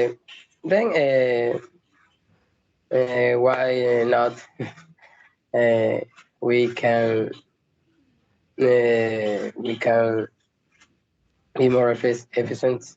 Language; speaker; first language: English; non-native, learner; Spanish